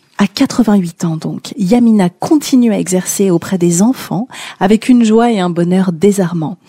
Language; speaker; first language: French; native; French